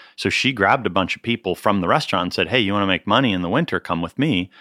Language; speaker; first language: English; native; English